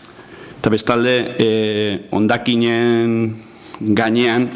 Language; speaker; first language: Basque; native; Basque